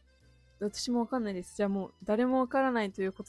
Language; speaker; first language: Japanese; native; Japanese